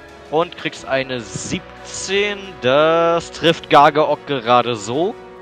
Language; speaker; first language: German; native; German